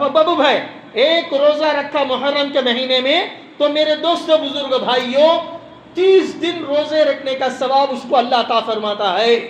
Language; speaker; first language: Hindi; non-native, local second language; Tamil